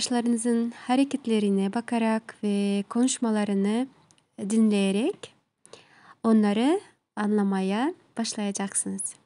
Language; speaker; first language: Turkish; non-native, learner; Kazakh